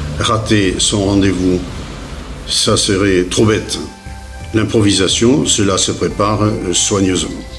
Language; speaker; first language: French; native; French